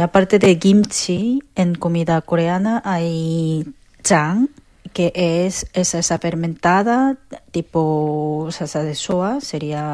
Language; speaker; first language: Spanish; non-native, learner; Korean